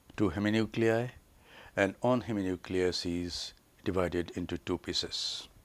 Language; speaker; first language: English; non-native, local second language; Bangla